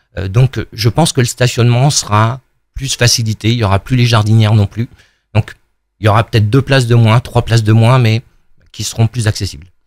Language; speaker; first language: French; native; French